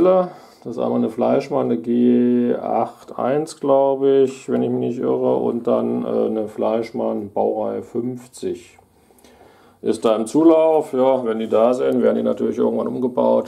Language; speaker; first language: German; native; German